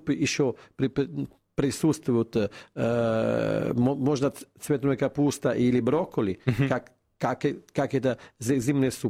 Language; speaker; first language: Russian; non-native, fluent; Italian